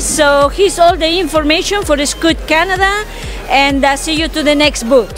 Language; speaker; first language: English; non-native, fluent; Spanish